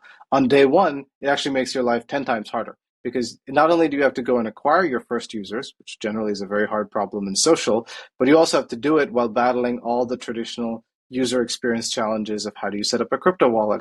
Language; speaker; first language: English; non-native, local second language; Tamil